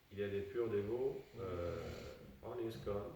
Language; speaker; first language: French; non-native, fluent; Danish